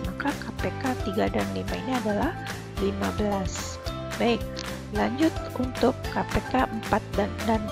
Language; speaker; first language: Indonesian; native; Indonesian